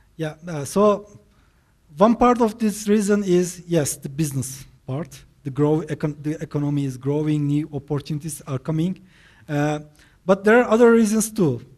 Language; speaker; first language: English; non-native, fluent; Turkish